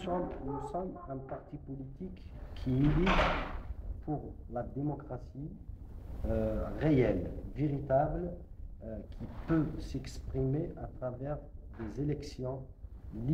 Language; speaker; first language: French; non-native, local second language; Kabyle